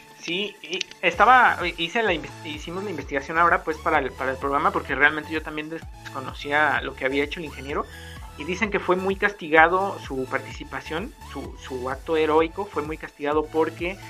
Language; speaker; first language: Spanish; native; Spanish